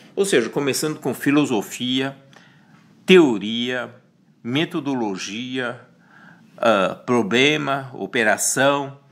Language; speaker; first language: Portuguese; early bilingual, other home language; Chinese